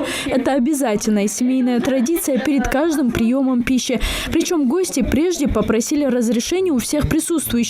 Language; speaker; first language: Russian; native; Russian